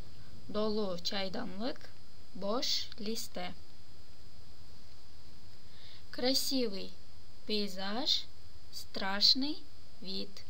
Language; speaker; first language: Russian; non-native, fluent; Turkish